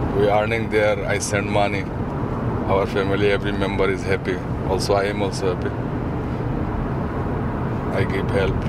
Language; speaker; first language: English; non-native, learner; Bangla